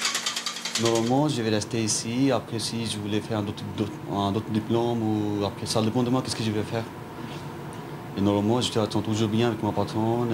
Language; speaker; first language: French; non-native, fluent; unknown